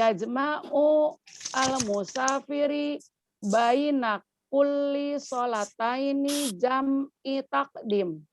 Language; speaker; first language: Arabic; non-native, learner; Indonesian